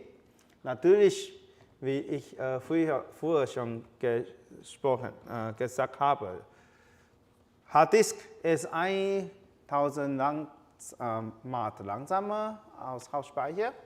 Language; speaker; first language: German; non-native, fluent; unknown